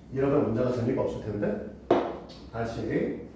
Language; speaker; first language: Korean; native; Korean